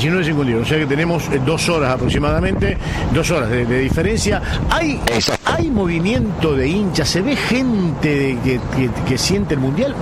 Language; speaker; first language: Spanish; native; Spanish